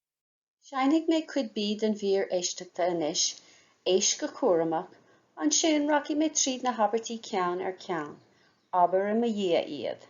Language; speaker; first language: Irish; non-native, fluent; English